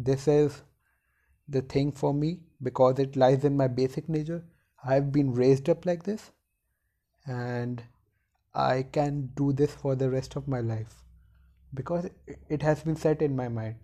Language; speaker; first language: English; non-native, local second language; Hindi